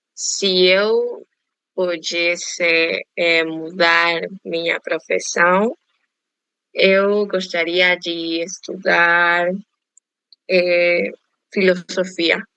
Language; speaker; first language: Portuguese; non-native, learner; Spanish